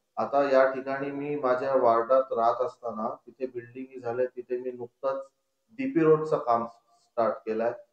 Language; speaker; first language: Marathi; non-native, local second language; Konkani